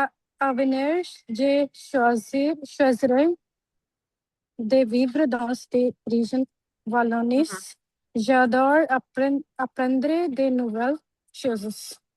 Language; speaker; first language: French; non-native, learner; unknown